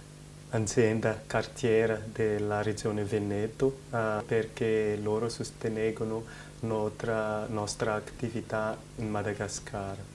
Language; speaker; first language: Italian; non-native, learner; Malagasy